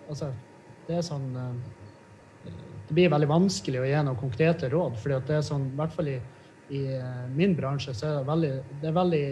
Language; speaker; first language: Norwegian; native; Norwegian